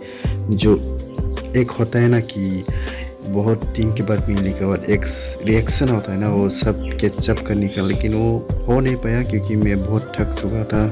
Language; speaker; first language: Hindi; non-native, local second language; Kok Borok